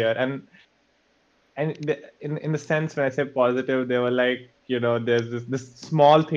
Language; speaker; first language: English; native; English